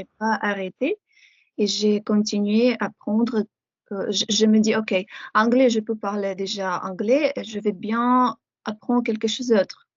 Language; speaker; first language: French; non-native, fluent; Ukrainian